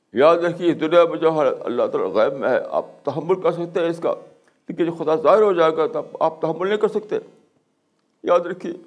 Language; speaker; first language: Urdu; native; Urdu